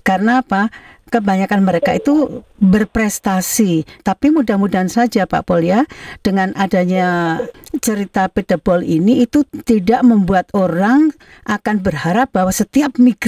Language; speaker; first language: Indonesian; native; Indonesian